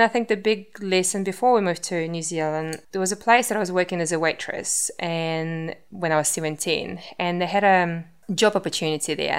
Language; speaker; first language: English; non-native, fluent; Russian